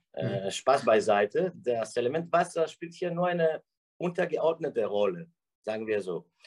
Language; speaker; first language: German; non-native, fluent; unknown